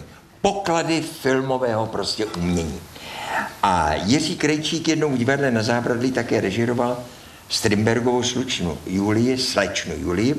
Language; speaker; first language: Czech; native; Czech